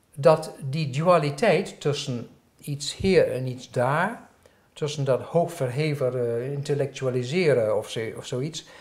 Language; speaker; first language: Dutch; non-native, fluent; English